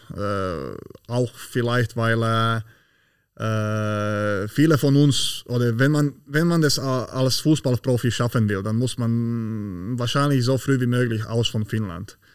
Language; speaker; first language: German; non-native, fluent; Slovak